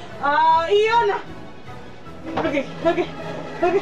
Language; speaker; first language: Spanish; native; Spanish